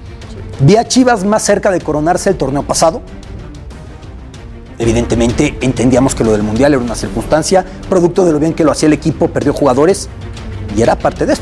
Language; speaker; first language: Spanish; native; Spanish